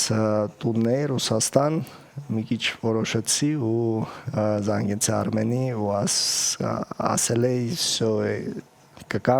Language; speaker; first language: Armenian; early bilingual, heritage; Russian